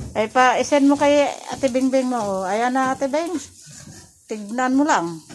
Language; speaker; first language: Filipino; native; Filipino